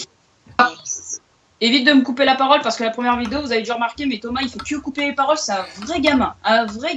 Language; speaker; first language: French; native; French